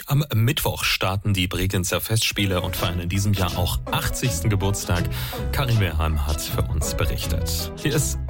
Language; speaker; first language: German; native; German